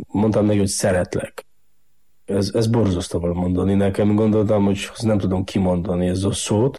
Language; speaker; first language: Hungarian; non-native, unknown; Polish